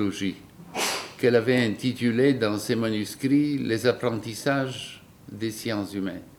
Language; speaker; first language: French; non-native, fluent; Bulgarian